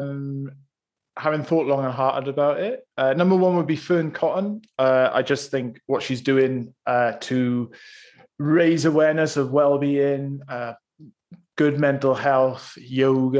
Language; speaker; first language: English; native; English